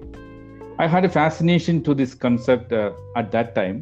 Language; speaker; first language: English; non-native, local second language; Malayalam